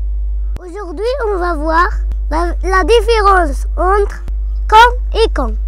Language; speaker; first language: French; non-native, local second language; Arabic